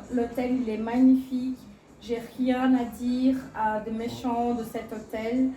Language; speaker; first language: French; non-native, fluent; Portuguese